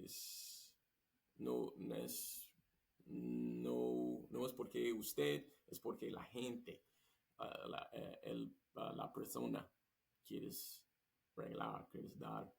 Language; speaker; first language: Spanish; non-native, learner; English